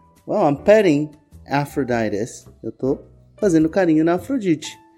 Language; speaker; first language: Portuguese; native; Portuguese